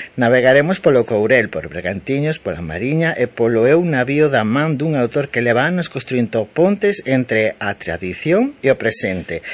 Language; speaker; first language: Galician; native; Galician